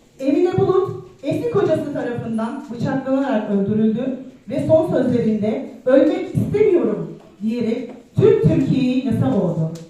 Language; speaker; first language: Turkish; native; Turkish